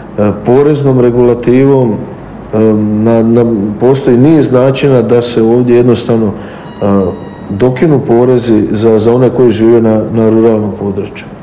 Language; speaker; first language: Croatian; native; Croatian